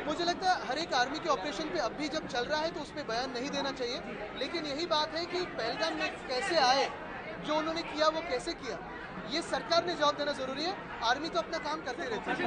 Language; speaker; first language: Hindi; non-native, local second language; Marathi